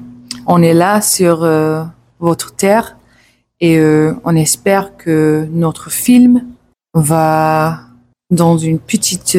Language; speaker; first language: French; non-native, learner; English